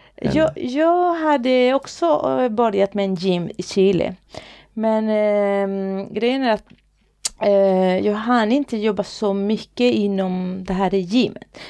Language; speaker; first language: Swedish; non-native, fluent; Spanish